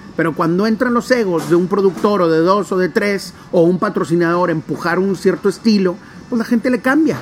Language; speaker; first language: Spanish; non-native, local second language; English